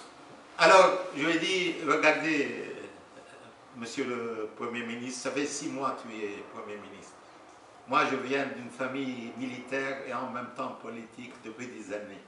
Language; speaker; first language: French; non-native, local second language; Arabic